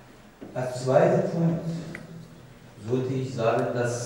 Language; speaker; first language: German; non-native, fluent; Persian